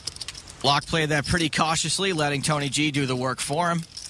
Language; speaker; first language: English; native; English